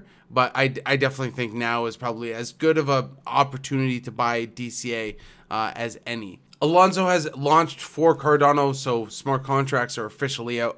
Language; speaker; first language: English; native; English